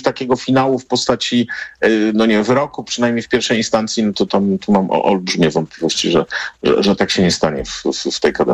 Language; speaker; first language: Polish; native; Polish